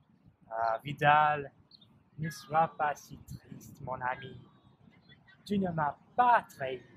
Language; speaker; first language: French; non-native, learner; English